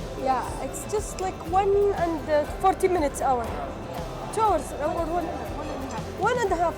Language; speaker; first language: English; non-native, fluent; Arabic